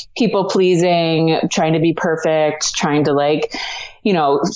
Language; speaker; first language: English; native; English